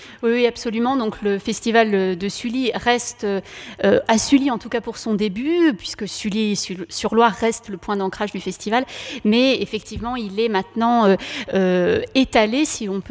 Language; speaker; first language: French; native; French